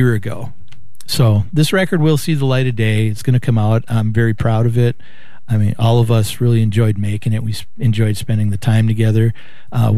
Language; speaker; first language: English; native; English